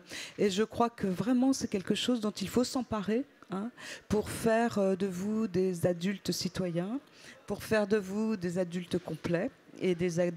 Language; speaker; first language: French; native; French